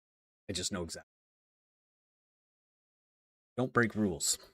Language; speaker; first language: English; native; English